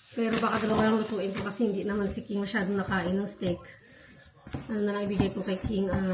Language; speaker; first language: Filipino; non-native, local second language; Hiligaynon